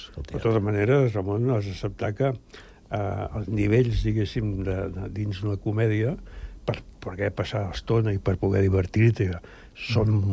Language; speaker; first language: Catalan; native; Catalan